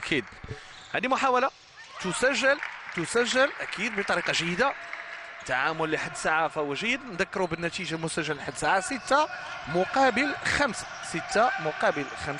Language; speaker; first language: Arabic; native; Arabic